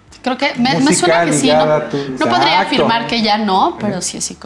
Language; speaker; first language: Spanish; native; Spanish